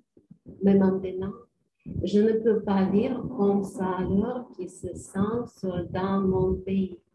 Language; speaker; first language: French; non-native, learner; Ukrainian